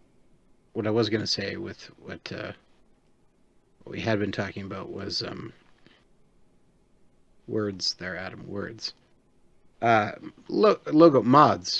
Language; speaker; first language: English; native; English